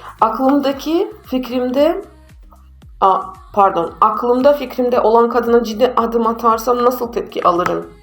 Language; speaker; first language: Turkish; non-native, fluent; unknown